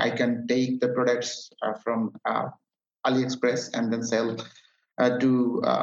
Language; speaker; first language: English; non-native, local second language; Bangla